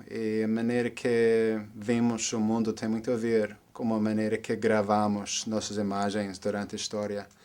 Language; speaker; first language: Portuguese; non-native, fluent; English